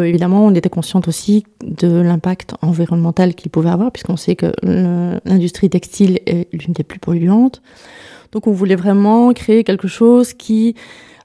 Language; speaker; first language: French; native; French